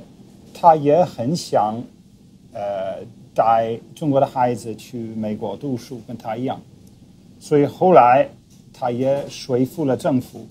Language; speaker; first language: Chinese; non-native, fluent; English